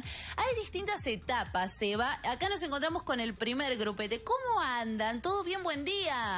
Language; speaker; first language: Spanish; native; Spanish